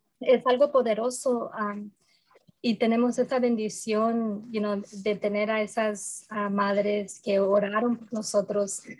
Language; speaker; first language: Spanish; early bilingual, heritage; Spanish